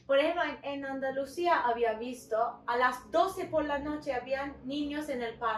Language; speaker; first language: Spanish; non-native, learner; Turkish